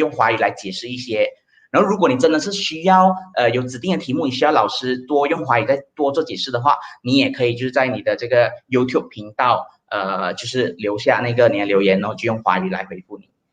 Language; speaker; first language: Chinese; native; Chinese